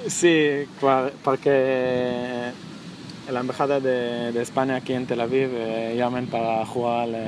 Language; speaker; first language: Spanish; non-native, learner; Hebrew